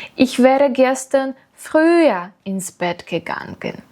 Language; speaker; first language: German; non-native, fluent; Ukrainian